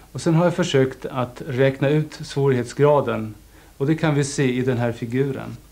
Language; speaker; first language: Swedish; non-native, fluent; German